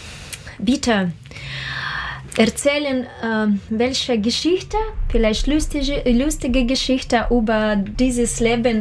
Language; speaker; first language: German; non-native, learner; Russian